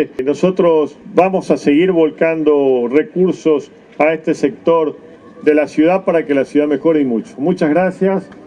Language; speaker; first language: Spanish; native; Spanish